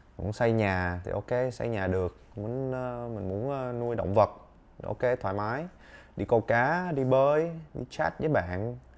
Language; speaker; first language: Vietnamese; early bilingual, heritage; Vietnamese